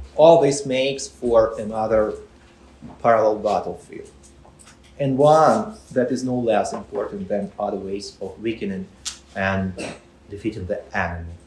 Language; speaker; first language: English; non-native, fluent; Ukrainian